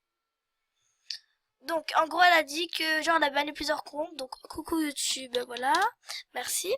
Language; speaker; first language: French; native; French